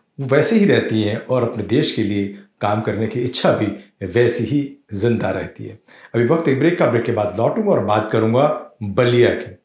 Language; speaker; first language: Hindi; native; Hindi